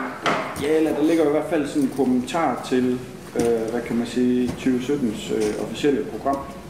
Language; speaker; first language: Danish; native; Danish